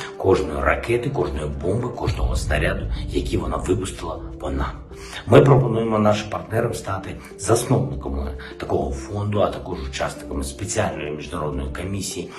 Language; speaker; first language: Ukrainian; non-native, local second language; Russian